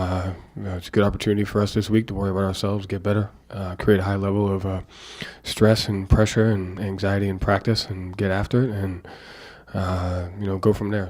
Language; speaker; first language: English; native; English